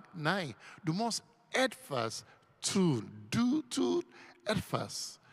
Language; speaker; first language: German; non-native, learner; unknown